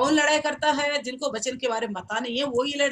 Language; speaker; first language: Hindi; non-native, local second language; Telugu